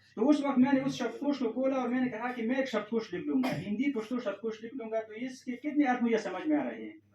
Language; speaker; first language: Hindi; non-native, fluent; Pashto